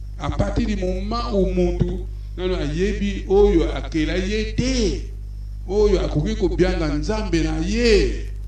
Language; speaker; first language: Lingala; non-native, local second language; Kongo